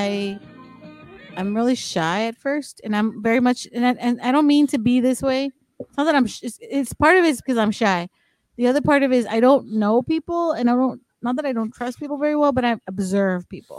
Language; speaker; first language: English; early bilingual, other home language; Spanish